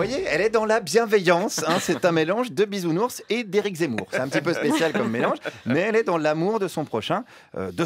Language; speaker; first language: French; native; French